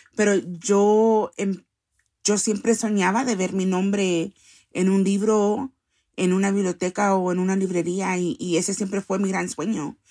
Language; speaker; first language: Spanish; early bilingual, heritage; Spanish